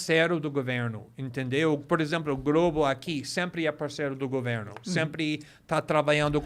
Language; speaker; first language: Portuguese; non-native, fluent; English